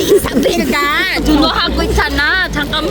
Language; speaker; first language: Korean; non-native, learner; Filipino